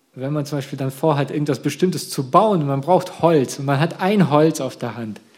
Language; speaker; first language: German; early bilingual, other home language; Russian